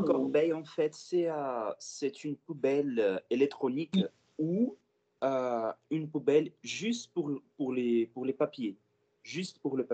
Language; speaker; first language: French; non-native, fluent; Portuguese